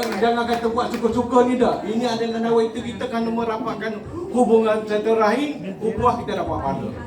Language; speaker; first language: Malay; native; Malay